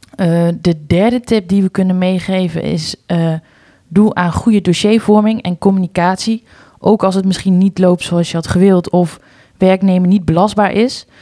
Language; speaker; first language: Dutch; native; Dutch